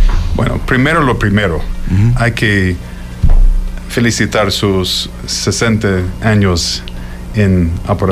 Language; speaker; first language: Spanish; non-native, fluent; English